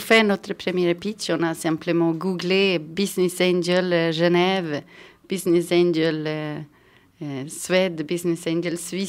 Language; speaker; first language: French; non-native, fluent; Swedish